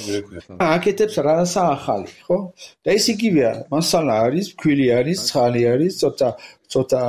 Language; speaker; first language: Georgian; non-native, learner; French